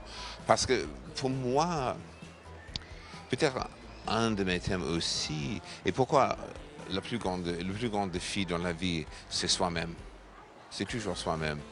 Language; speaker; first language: French; non-native, fluent; English